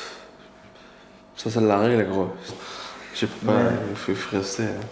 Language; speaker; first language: French; non-native, learner; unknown